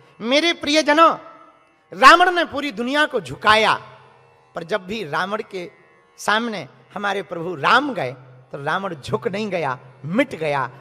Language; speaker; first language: Hindi; native; Hindi